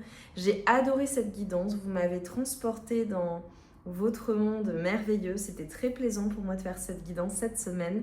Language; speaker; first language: French; native; French